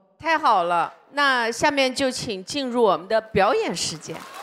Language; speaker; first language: Chinese; native; Chinese